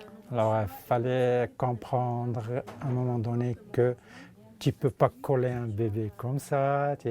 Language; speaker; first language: French; non-native, local second language; Arabic